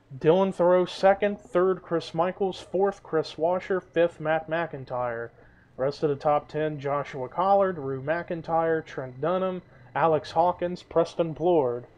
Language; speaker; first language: English; native; English